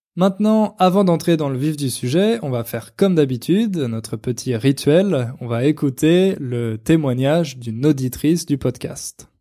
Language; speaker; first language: French; native; French